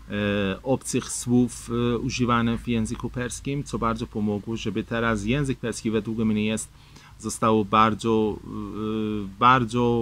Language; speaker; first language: Polish; non-native, fluent; Persian